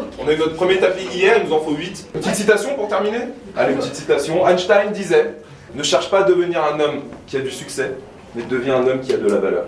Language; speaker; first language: French; native; French